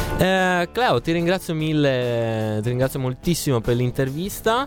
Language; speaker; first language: Italian; native; Italian